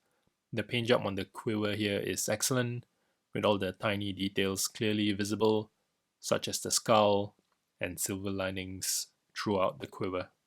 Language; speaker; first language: English; native; English